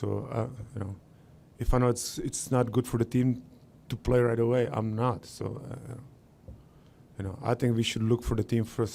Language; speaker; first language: English; non-native, fluent; Czech